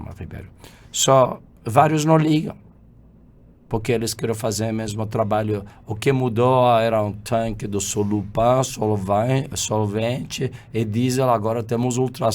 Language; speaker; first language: Portuguese; non-native, fluent; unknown